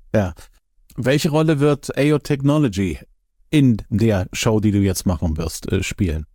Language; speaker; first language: German; native; German